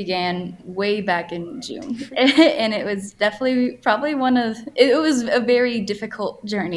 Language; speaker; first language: English; native; English